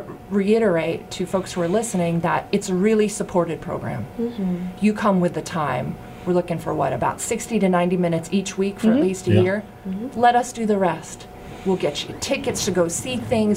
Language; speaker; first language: English; native; English